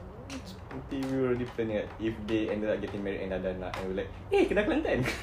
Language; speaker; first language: English; non-native, local second language; Malay